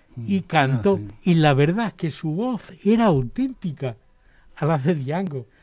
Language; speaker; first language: Spanish; native; Spanish